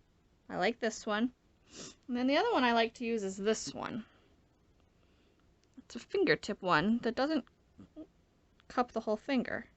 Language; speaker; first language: English; native; English